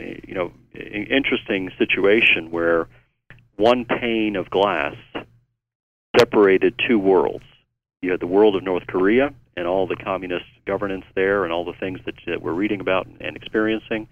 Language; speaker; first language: English; native; English